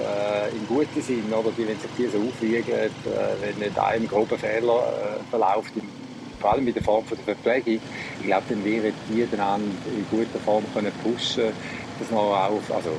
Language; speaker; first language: German; native; German